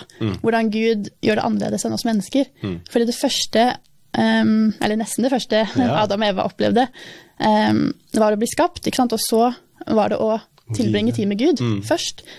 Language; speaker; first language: Norwegian; native; Norwegian